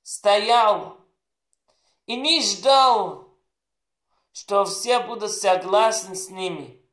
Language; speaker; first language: Russian; non-native, learner; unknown